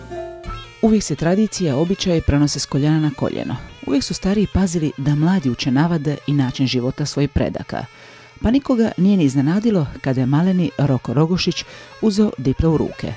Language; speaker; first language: Croatian; native; Croatian